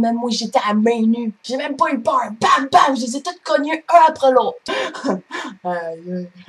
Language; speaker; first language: French; native; French